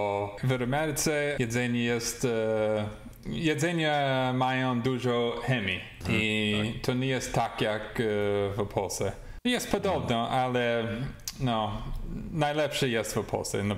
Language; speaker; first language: Polish; non-native, learner; English